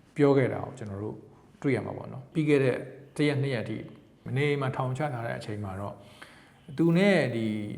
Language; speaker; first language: Burmese; native; Burmese